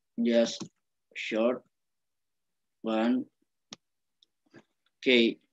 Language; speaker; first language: English; non-native, learner; Indonesian